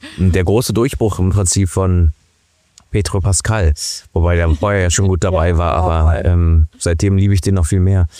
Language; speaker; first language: German; native; German